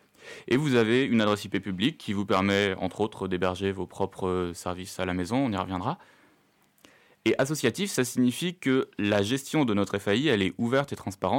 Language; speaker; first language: French; native; French